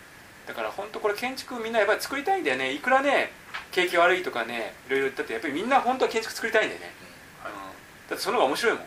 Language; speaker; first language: Japanese; native; Japanese